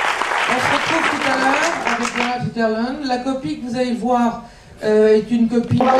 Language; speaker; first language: French; native; French